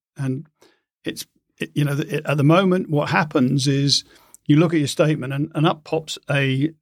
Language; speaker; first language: English; native; English